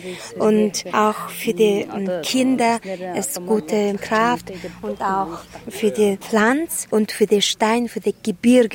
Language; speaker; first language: German; non-native, learner; Mongolian